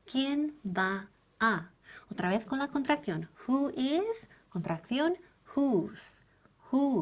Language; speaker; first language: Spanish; non-native, fluent; English